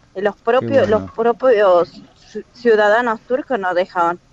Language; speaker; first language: Spanish; native; Spanish